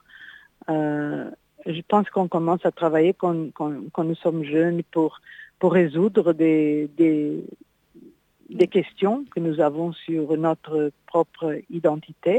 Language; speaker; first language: French; non-native, fluent; Portuguese